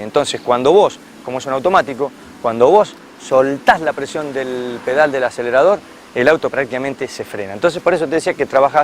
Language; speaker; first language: Spanish; native; Spanish